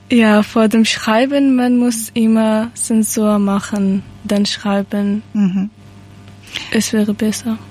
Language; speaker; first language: German; non-native, learner; Persian